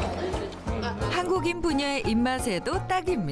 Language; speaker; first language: Korean; native; Korean